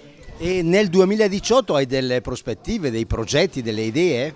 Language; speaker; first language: Italian; native; Italian